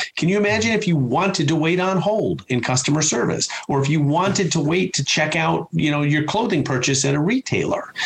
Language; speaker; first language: English; native; English